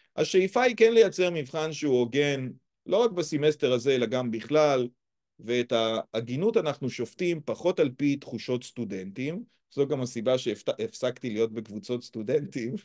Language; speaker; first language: Hebrew; native; Hebrew